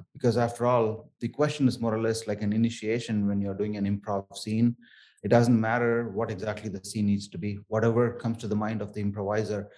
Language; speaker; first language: English; non-native, local second language; Tamil